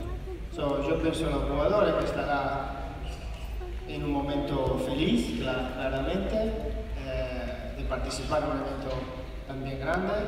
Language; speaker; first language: Spanish; non-native, learner; Italian